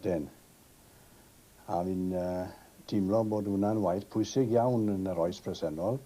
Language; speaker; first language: Welsh; native; Welsh